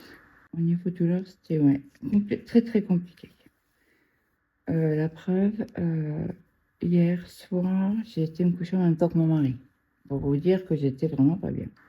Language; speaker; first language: French; native; French